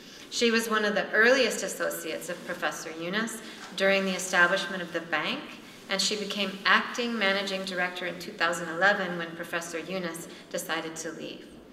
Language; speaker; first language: English; native; English